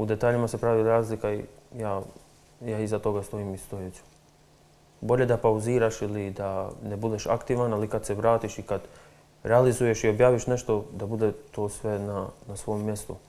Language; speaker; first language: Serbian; non-native, local second language; Albanian